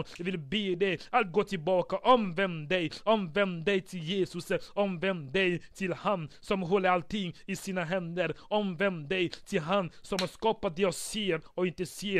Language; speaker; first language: Swedish; non-native, fluent; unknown